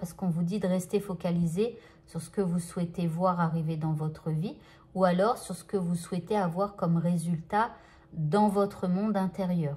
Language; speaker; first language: French; native; French